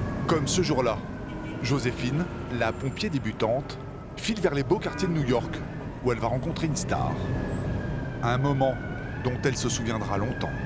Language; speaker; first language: French; native; French